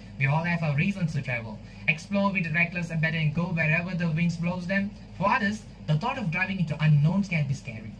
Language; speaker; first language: English; non-native, local second language; Tamil